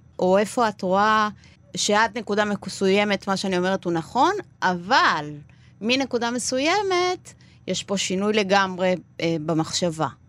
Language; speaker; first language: Hebrew; non-native, fluent; Spanish